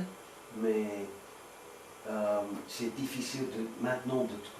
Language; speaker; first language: French; non-native, learner; Swedish